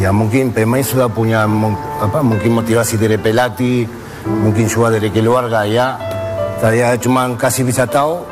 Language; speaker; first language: Indonesian; non-native, fluent; Spanish